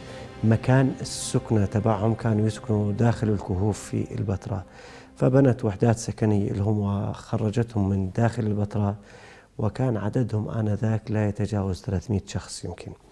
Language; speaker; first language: Arabic; native; Arabic